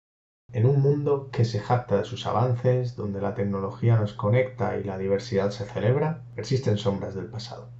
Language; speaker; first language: Spanish; native; Spanish